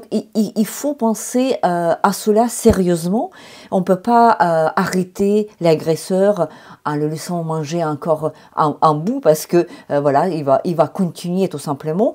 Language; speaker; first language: French; non-native, fluent; Ukrainian